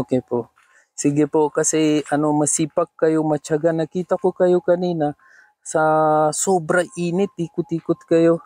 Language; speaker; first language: Filipino; non-native, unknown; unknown